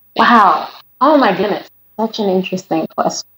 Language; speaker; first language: English; native; English